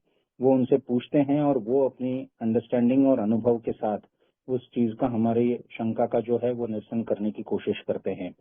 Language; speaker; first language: Hindi; native; Hindi